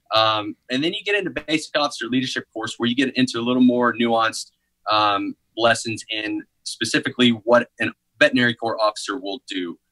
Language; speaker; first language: English; native; English